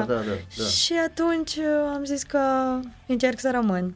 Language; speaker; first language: Romanian; non-native, fluent; Ukrainian